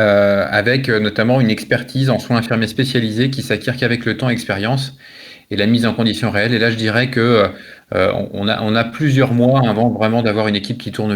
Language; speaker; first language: French; native; French